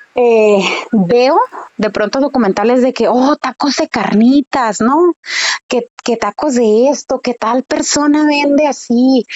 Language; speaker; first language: Spanish; early bilingual, heritage; Spanish